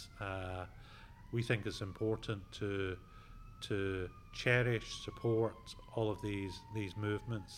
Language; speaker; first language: English; native; English